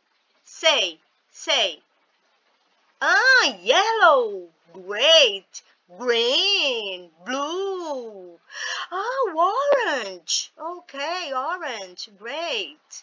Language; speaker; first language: English; non-native, fluent; Portuguese